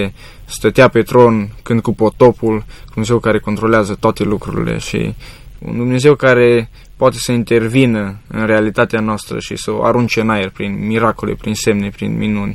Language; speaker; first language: Romanian; native; Romanian